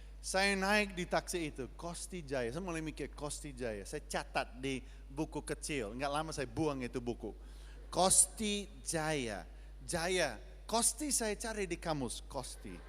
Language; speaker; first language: Indonesian; non-native, fluent; English